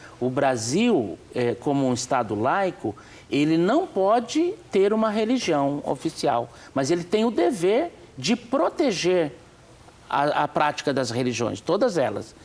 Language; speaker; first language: Portuguese; native; Portuguese